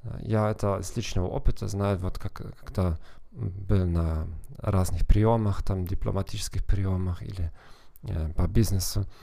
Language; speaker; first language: Russian; non-native, fluent; German